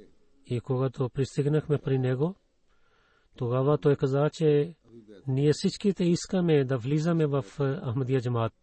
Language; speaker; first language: Bulgarian; non-native, fluent; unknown